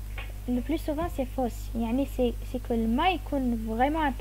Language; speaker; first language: French; non-native, local second language; Arabic